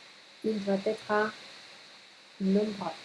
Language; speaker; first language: French; non-native, fluent; Russian